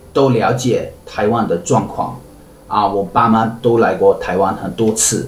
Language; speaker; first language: Chinese; non-native, fluent; English